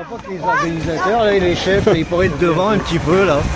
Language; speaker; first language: French; native; French